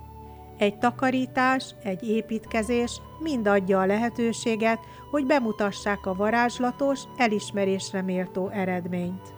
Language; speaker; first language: Hungarian; native; Hungarian